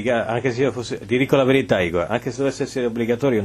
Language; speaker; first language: Italian; native; Italian